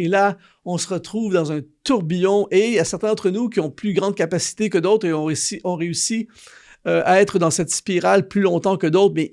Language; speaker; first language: French; native; French